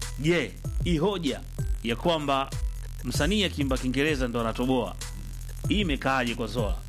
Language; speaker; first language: Swahili; native; Swahili